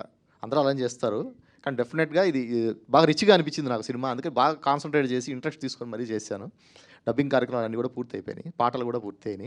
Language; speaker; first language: Telugu; native; Telugu